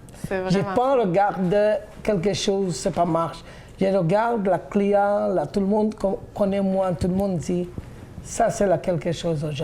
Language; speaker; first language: French; non-native, learner; Bangla